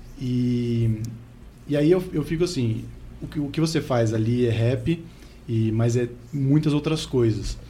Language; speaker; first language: Portuguese; native; Portuguese